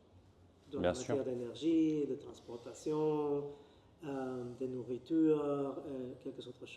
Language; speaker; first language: French; non-native, learner; Spanish